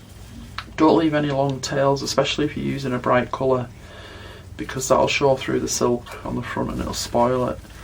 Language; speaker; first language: English; native; English